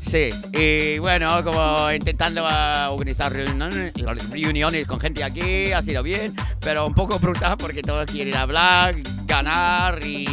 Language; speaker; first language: Spanish; non-native, fluent; English